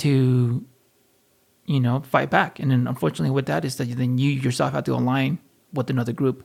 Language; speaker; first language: English; native; English